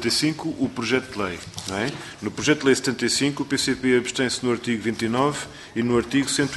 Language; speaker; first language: Portuguese; native; Portuguese